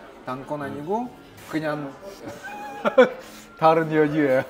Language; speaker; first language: Korean; non-native, learner; Russian